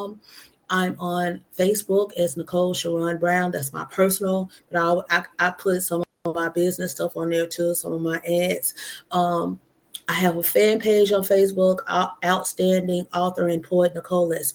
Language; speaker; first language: English; native; English